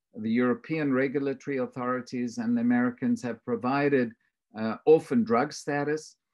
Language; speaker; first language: English; native; English